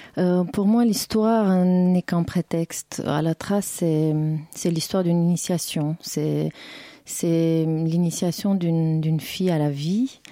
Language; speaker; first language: French; non-native, fluent; Romanian